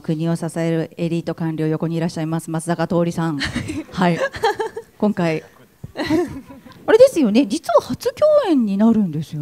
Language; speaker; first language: Japanese; native; Japanese